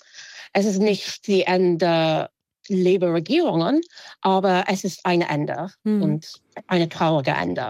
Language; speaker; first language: German; non-native, fluent; English